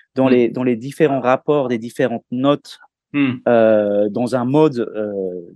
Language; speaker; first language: French; native; French